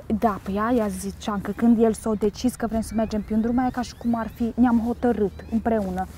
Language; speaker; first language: Romanian; early bilingual, heritage; Romanian